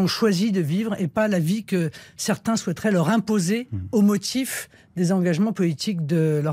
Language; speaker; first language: French; native; French